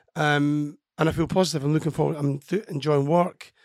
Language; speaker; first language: English; native; English